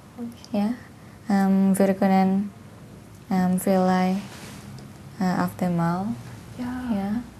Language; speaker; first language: German; non-native, learner; Indonesian